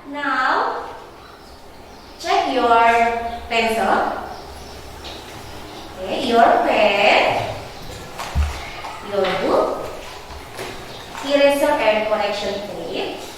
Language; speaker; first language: English; non-native, learner; Indonesian